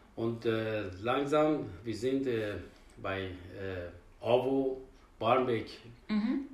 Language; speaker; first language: German; non-native, fluent; Persian